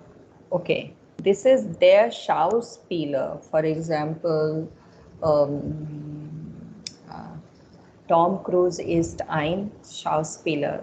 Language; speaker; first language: German; non-native, fluent; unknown